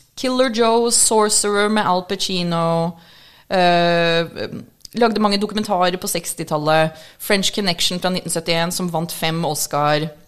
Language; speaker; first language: Norwegian; non-native, fluent; English